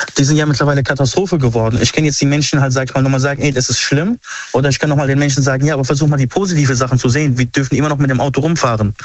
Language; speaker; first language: German; early bilingual, other home language; Arabic